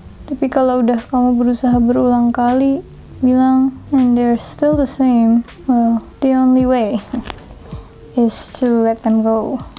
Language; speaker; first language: English; non-native, fluent; Indonesian